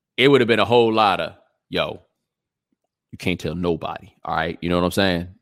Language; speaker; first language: English; native; English